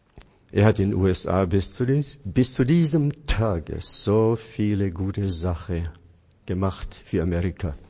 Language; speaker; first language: German; non-native, fluent; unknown